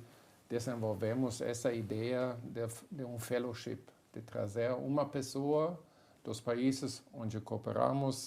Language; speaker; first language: Portuguese; non-native, fluent; German